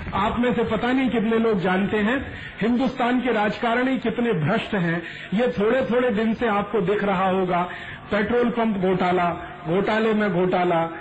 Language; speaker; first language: Hindi; native; Hindi